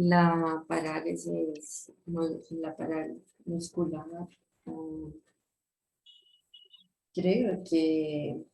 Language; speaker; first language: Spanish; non-native, fluent; Portuguese